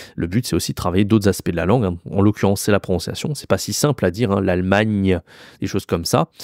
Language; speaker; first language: French; native; French